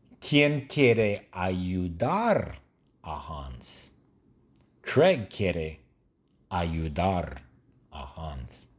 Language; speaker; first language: Spanish; non-native, fluent; English